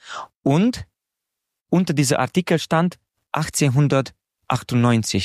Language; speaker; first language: German; non-native, fluent; Hungarian